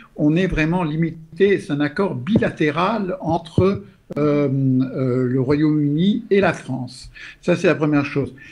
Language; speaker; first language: French; non-native, fluent; English